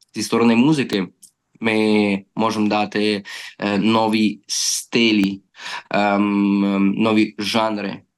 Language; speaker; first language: Ukrainian; early bilingual, heritage; Ukrainian